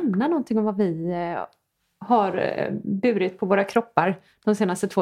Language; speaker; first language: Swedish; native; Swedish